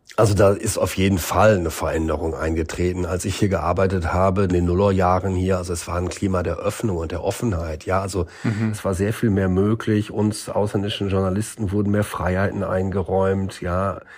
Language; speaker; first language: German; native; German